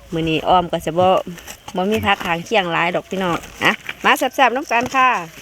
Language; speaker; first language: Thai; native; Thai